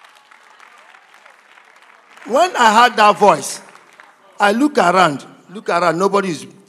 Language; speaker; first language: English; non-native, local second language; Igbo